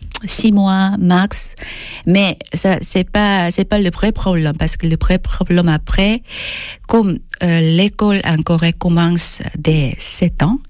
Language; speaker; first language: French; non-native, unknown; Korean